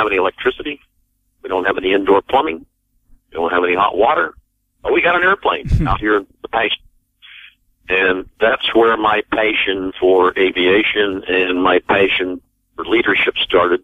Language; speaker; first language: English; native; English